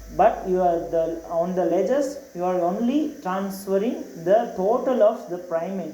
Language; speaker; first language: English; non-native, local second language; Tamil